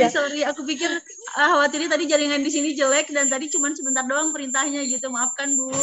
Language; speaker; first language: Indonesian; native; Indonesian